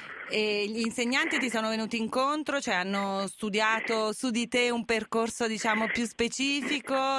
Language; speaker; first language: Italian; native; Italian